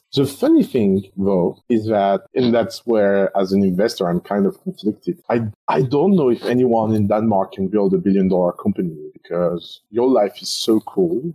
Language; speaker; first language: English; non-native, fluent; French